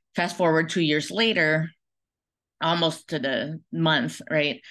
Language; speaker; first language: English; early bilingual, other home language; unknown